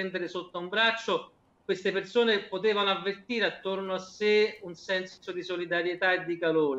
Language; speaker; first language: Italian; native; Italian